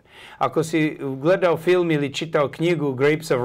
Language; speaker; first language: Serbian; early bilingual, heritage; English